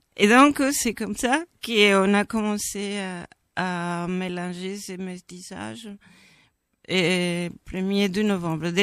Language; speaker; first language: French; non-native, fluent; Spanish